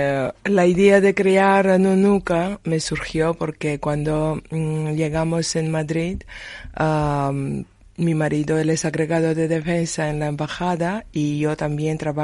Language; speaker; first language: Spanish; non-native, learner; Georgian